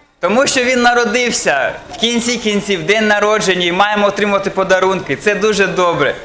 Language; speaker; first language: Ukrainian; non-native, local second language; Russian